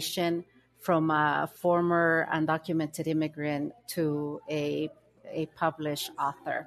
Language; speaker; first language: English; early bilingual, other home language; Spanish